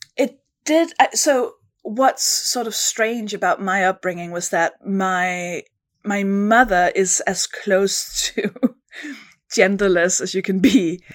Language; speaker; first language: English; non-native, fluent; Danish